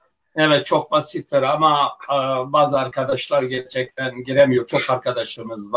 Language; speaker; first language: Turkish; non-native, local second language; Zaza